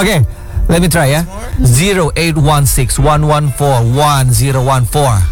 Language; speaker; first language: English; non-native, learner; Indonesian